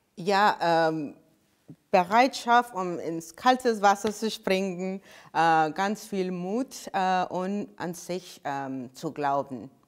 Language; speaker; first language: German; non-native, fluent; Spanish